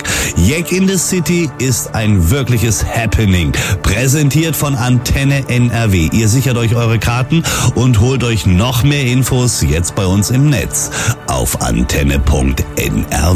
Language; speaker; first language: German; native; German